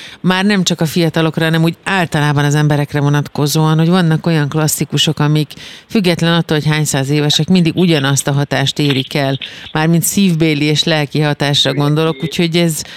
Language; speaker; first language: Hungarian; native; Hungarian